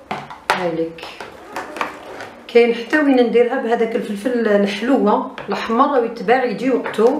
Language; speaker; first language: Arabic; native; Arabic